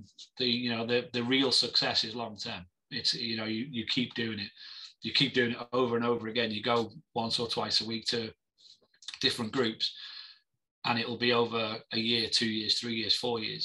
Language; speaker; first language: English; native; English